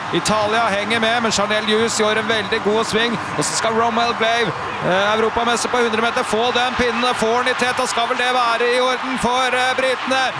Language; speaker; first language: Norwegian; native; Norwegian